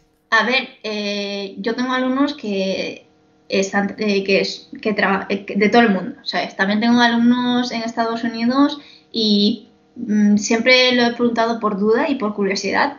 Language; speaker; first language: Spanish; non-native, fluent; Chinese